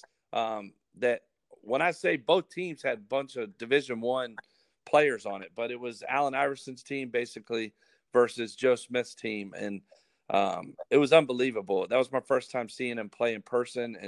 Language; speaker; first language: English; native; English